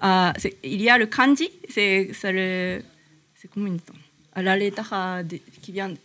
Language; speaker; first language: French; non-native, learner; Japanese